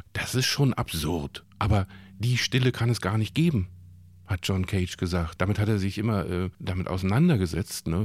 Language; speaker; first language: German; native; German